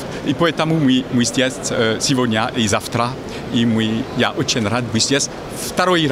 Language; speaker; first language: Russian; non-native, fluent; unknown